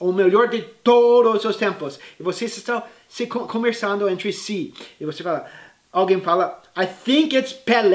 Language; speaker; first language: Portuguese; non-native, fluent; English